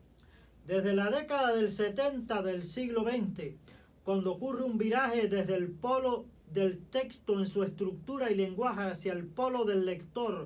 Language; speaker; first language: Spanish; native; Spanish